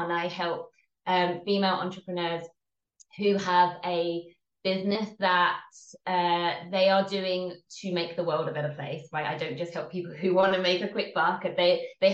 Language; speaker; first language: English; native; English